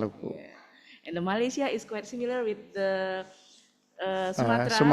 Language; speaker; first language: English; non-native, fluent; Indonesian